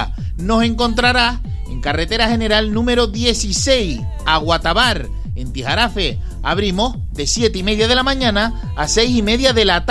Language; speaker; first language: Spanish; native; Spanish